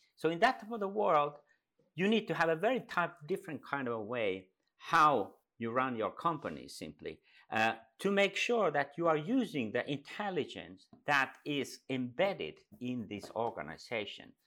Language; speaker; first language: English; non-native, fluent; Finnish